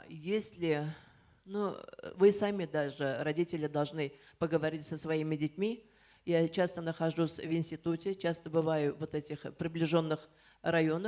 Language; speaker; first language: Russian; native; Russian